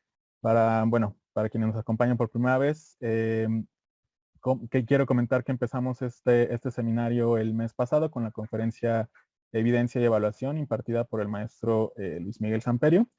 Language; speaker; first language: Spanish; native; Spanish